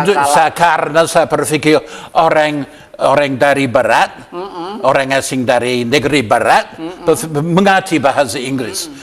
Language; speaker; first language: Indonesian; non-native, learner; English